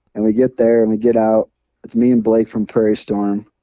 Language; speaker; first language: English; native; English